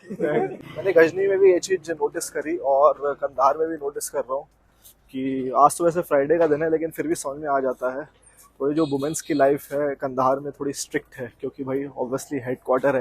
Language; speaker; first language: Hindi; native; Hindi